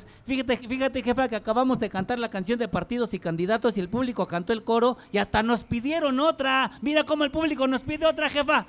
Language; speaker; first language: Spanish; native; Spanish